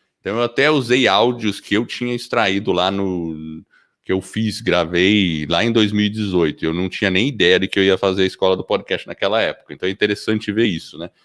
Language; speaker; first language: Portuguese; early bilingual, other home language; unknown